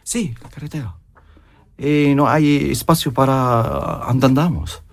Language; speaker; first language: Spanish; non-native, learner; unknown